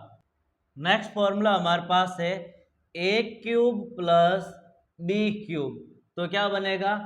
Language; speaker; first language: Hindi; native; Hindi